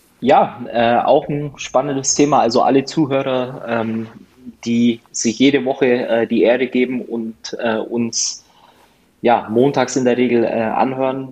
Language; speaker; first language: German; native; German